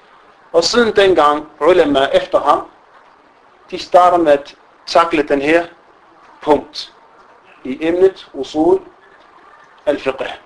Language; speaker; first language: Danish; non-native, fluent; Arabic